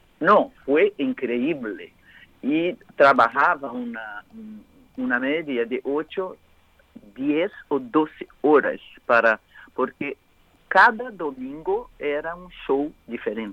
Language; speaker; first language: Spanish; non-native, learner; Portuguese